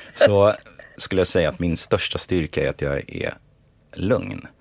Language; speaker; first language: Swedish; native; Swedish